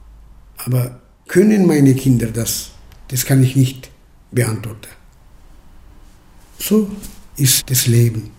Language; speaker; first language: German; early bilingual, heritage; German